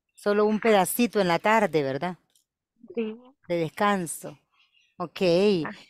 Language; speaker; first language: Spanish; native; Spanish